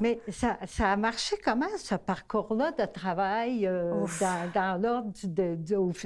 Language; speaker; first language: French; native; French